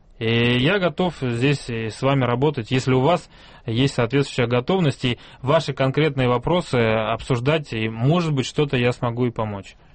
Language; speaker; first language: Russian; native; Russian